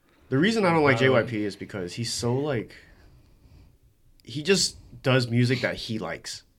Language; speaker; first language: English; early bilingual, other home language; Korean